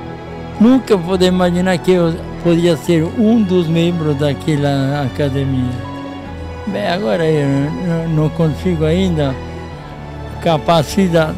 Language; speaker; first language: Portuguese; non-native, fluent; Italian